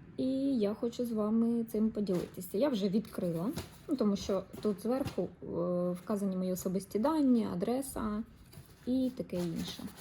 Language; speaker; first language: Ukrainian; non-native, local second language; Russian